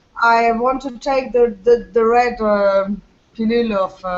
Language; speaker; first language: English; non-native, learner; French